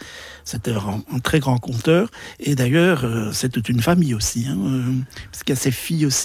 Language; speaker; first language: French; native; French